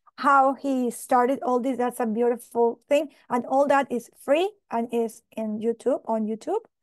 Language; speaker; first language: English; non-native, fluent; Spanish